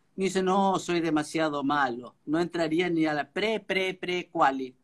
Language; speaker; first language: Spanish; non-native, local second language; German